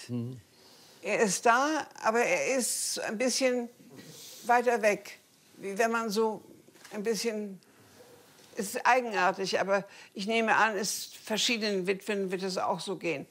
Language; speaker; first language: German; native; German